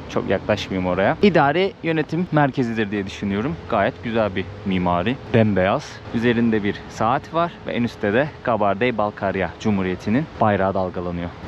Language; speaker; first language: Turkish; native; Turkish